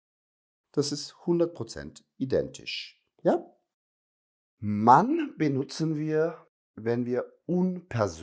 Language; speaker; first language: German; native; German